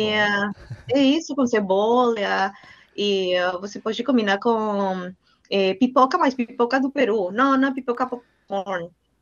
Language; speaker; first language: Portuguese; non-native, learner; Spanish